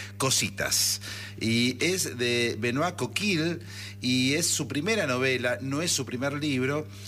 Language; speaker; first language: Spanish; native; Spanish